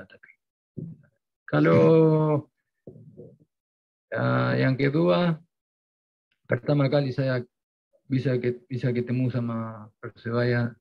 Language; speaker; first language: Indonesian; non-native, fluent; Spanish